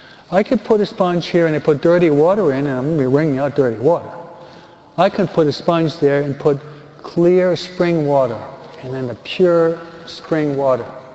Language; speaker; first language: English; native; English